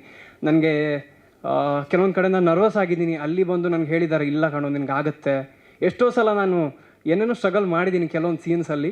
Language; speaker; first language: Kannada; non-native, local second language; Tulu